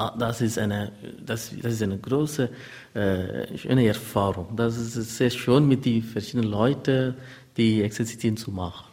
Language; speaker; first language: German; non-native, learner; Tamil